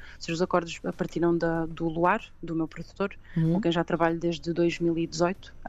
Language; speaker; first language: Portuguese; native; Portuguese